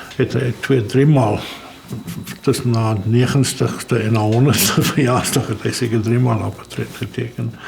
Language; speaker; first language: Afrikaans; early bilingual, other home language; German